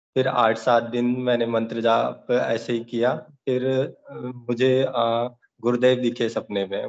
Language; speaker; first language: Hindi; native; Hindi